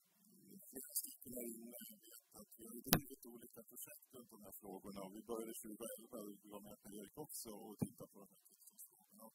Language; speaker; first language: Swedish; native; Swedish